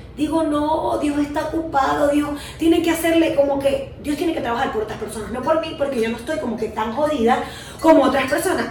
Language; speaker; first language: Spanish; native; Spanish